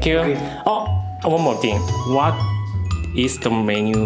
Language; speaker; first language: English; non-native, learner; Korean